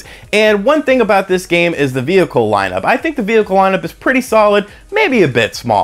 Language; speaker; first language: English; native; English